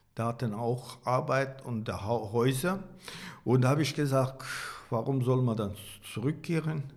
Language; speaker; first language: German; non-native, fluent; Turkish